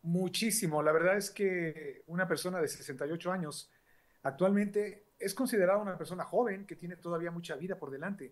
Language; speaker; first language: Spanish; native; Spanish